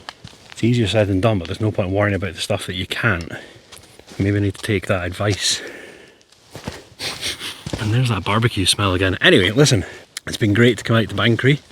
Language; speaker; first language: English; native; English